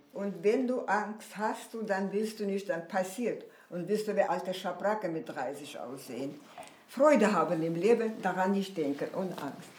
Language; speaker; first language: German; non-native, fluent; Armenian